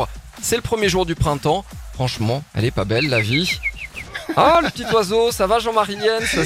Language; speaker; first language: French; native; French